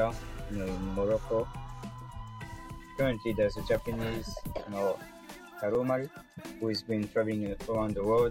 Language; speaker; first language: English; non-native, fluent; French